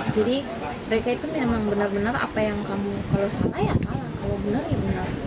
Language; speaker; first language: Indonesian; native; Indonesian